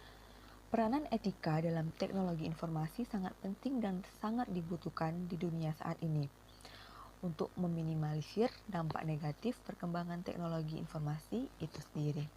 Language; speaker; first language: Indonesian; native; Indonesian